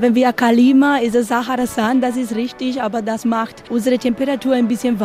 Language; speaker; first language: German; non-native, learner; Spanish